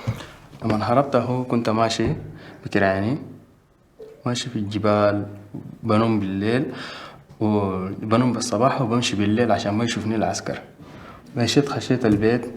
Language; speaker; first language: Arabic; native; Arabic